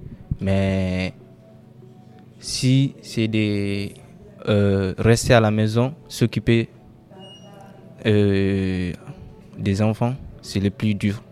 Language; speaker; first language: French; non-native, local second language; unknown